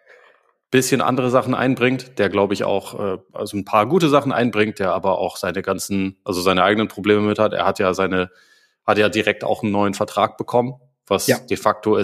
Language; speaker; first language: German; native; German